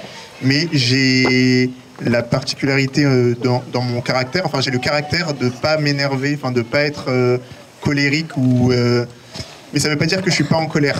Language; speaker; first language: French; native; French